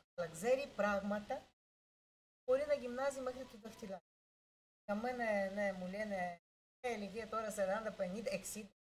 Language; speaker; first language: Greek; non-native, learner; Russian